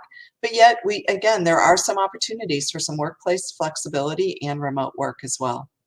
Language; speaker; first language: English; native; English